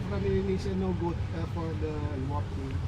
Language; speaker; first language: English; non-native, learner; Indonesian